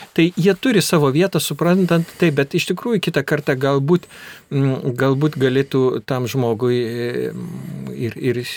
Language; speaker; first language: Lithuanian; native; Lithuanian